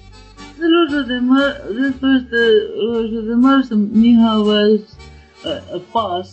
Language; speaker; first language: Spanish; non-native, learner; Ukrainian